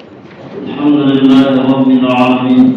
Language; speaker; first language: Arabic; non-native, fluent; Indonesian